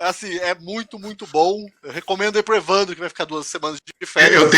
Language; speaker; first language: Portuguese; native; Portuguese